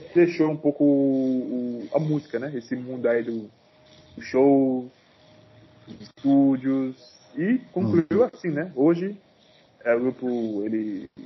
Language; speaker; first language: Portuguese; non-native, fluent; French